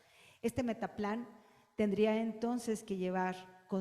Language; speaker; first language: Spanish; native; Spanish